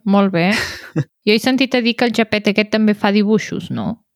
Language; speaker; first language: Catalan; native; Catalan